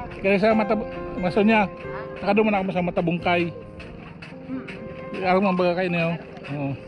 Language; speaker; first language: Filipino; non-native, local second language; Bikol